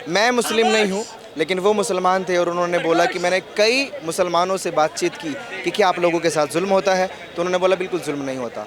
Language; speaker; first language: Hindi; native; Hindi